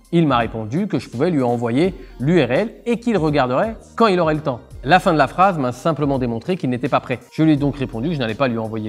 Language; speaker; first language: French; native; French